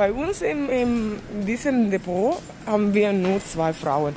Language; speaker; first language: German; non-native, fluent; Spanish